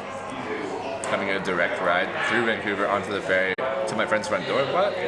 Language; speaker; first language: English; native; English